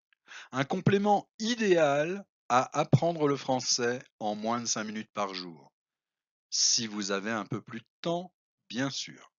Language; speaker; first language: French; non-native, fluent; Spanish